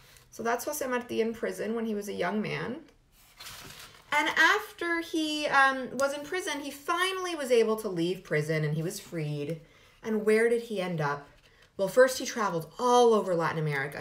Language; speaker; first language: English; early bilingual, other home language; Spanish